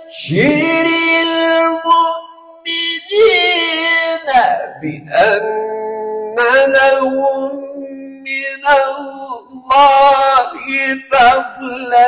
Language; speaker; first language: Arabic; native; Arabic